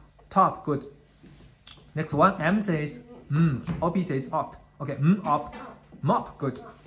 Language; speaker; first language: English; non-native, fluent; Chinese